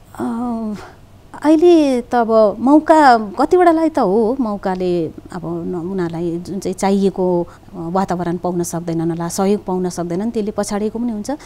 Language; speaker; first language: Nepali; native; Nepali